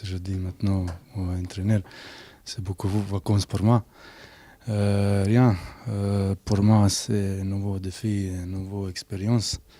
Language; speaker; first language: French; non-native, learner; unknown